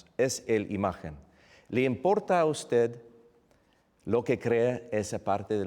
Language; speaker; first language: Spanish; non-native, fluent; English